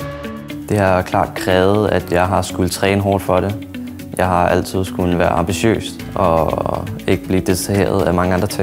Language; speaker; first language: Danish; native; Danish